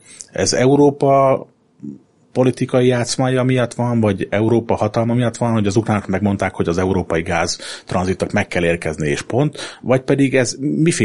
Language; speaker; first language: Hungarian; native; Hungarian